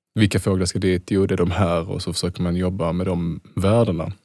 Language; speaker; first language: Swedish; native; Swedish